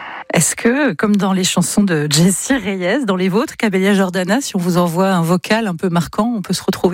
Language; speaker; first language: French; native; French